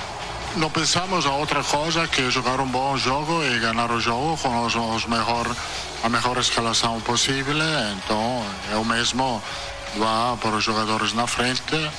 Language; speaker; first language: Portuguese; non-native, learner; Italian